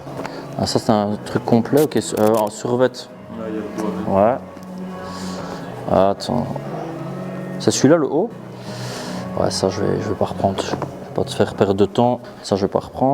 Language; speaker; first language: French; native; French